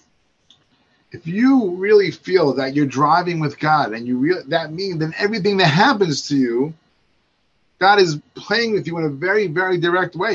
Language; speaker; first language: English; native; English